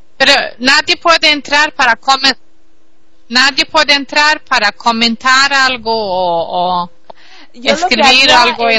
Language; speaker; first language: Spanish; non-native, learner; Swedish